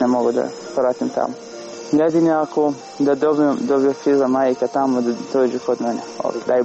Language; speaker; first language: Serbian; non-native, learner; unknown